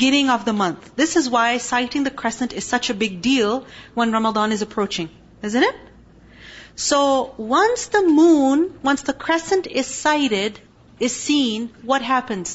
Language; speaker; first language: English; non-native, local second language; Urdu